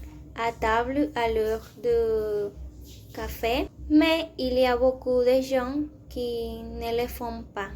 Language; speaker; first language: French; non-native, learner; Spanish